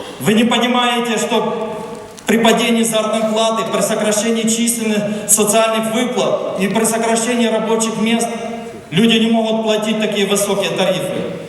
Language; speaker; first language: Russian; non-native, local second language; Ukrainian